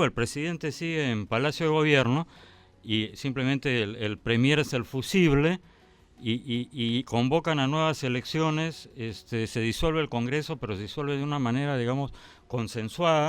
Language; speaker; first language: Spanish; native; Spanish